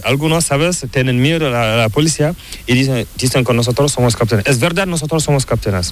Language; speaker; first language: Spanish; non-native, learner; Fula